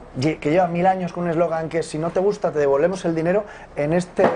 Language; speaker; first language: Spanish; native; Spanish